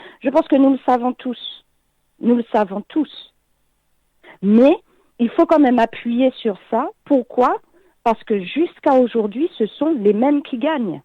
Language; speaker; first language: French; native; French